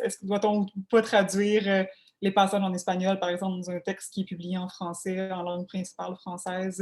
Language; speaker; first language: French; native; French